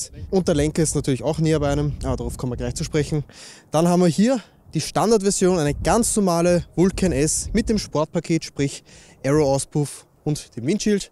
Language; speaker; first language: German; native; German